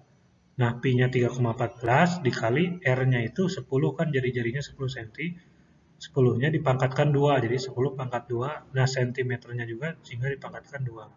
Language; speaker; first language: Indonesian; native; Indonesian